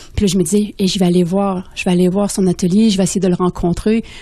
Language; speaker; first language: French; native; French